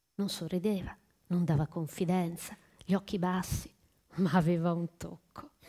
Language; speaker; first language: Italian; native; Italian